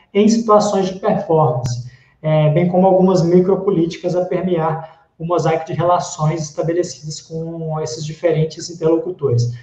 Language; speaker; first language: Portuguese; native; Portuguese